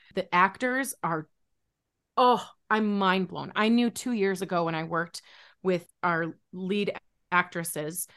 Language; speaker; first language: English; native; English